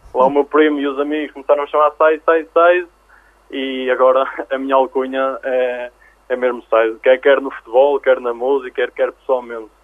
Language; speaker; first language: Portuguese; early bilingual, other home language; French